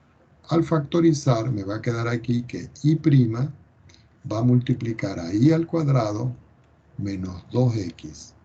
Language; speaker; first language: Spanish; native; Spanish